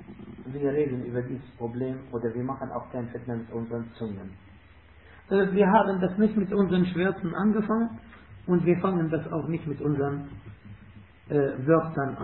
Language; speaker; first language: German; non-native, fluent; Arabic